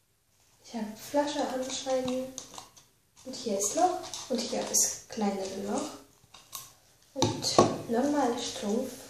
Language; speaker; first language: German; non-native, learner; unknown